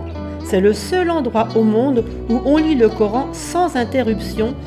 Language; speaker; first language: French; native; French